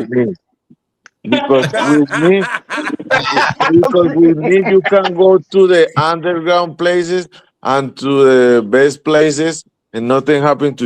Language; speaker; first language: English; non-native, learner; Spanish